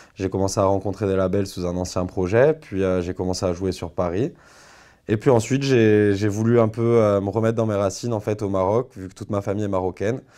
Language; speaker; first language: French; native; French